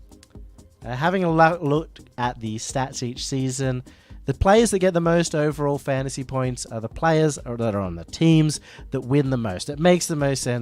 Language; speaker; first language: English; native; English